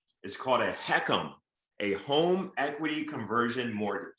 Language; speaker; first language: English; native; English